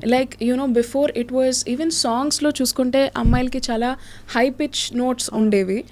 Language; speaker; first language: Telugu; native; Telugu